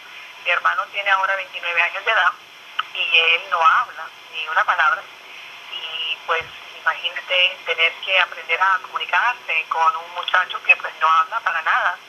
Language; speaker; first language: Spanish; early bilingual, other home language; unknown